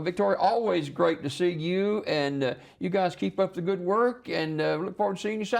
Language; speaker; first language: English; native; English